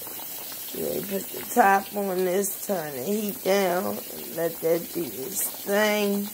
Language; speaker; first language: English; native; English